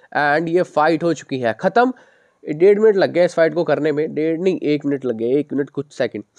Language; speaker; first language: Hindi; native; Hindi